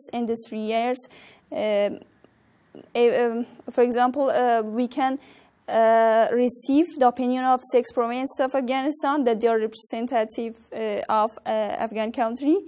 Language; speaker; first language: English; non-native, learner; Persian